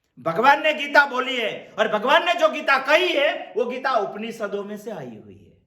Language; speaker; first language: Hindi; non-native, local second language; Gujarati